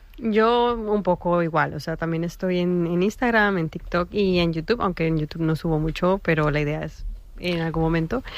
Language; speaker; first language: Spanish; native; Spanish